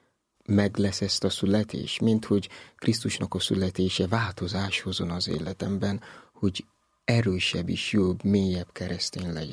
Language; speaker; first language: Hungarian; non-native, learner; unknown